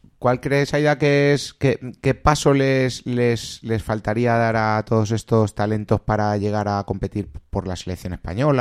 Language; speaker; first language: Spanish; native; Spanish